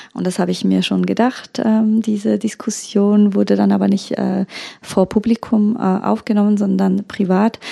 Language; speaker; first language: German; early bilingual, other home language; Turkish